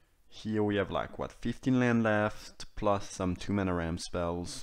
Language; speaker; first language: English; non-native, fluent; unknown